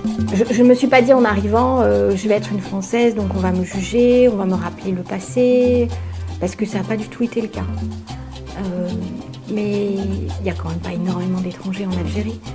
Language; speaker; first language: French; native; French